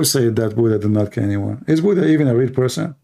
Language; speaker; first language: English; non-native, fluent; Arabic